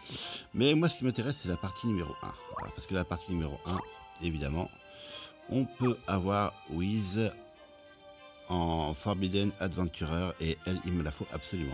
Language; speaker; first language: French; native; French